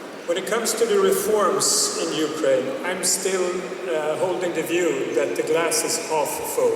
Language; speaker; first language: English; non-native, fluent; Swedish